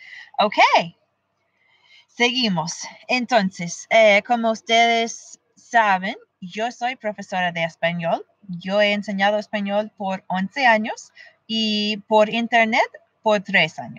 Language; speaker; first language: Spanish; non-native, fluent; English